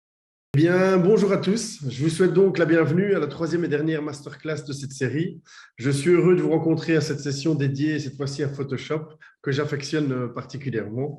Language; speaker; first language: French; native; French